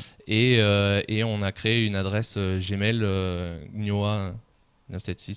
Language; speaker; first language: French; native; French